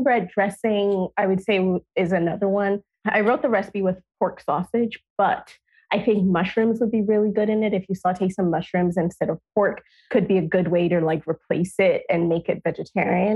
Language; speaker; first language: English; non-native, local second language; Yoruba